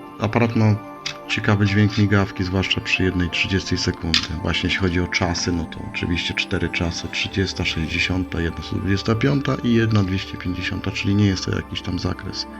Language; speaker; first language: Polish; native; Polish